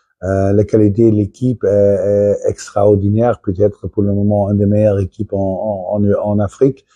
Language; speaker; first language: French; non-native, fluent; Dutch